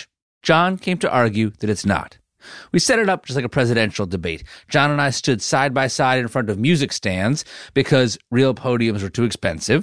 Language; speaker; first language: English; native; English